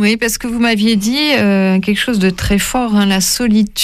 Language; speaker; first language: French; native; French